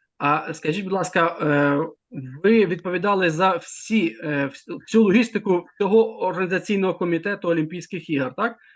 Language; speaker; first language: Ukrainian; native; Ukrainian